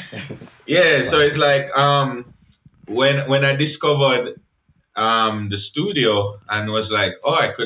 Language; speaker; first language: English; non-native, local second language; Jamaican Creole English